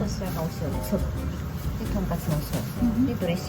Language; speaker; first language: Japanese; native; Japanese